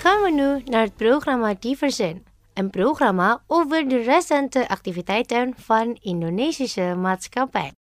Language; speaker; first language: Dutch; non-native, fluent; Indonesian